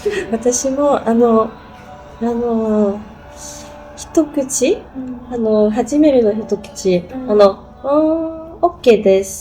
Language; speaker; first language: Japanese; non-native, learner; French